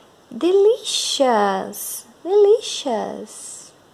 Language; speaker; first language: English; non-native, fluent; Portuguese